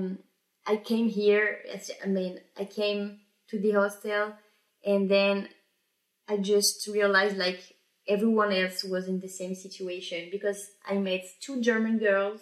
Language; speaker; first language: English; non-native, fluent; French